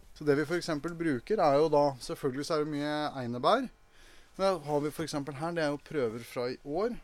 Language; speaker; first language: Norwegian; native; Norwegian